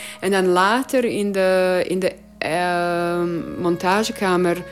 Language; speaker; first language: Dutch; non-native, learner; Croatian